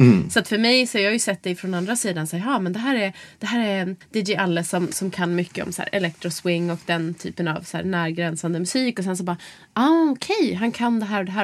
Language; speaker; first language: Swedish; native; Swedish